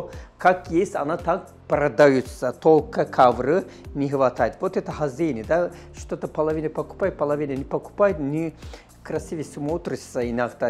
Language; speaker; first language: Russian; non-native, fluent; Turkish